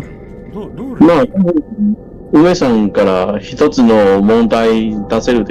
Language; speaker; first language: Japanese; non-native, learner; Chinese